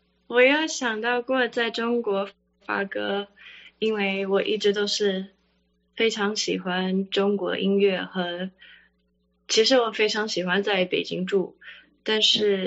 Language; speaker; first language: Chinese; early bilingual, heritage; Chinese